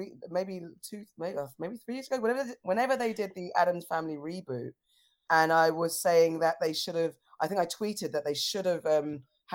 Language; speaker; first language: English; native; English